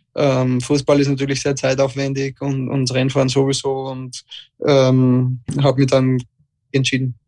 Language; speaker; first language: German; native; German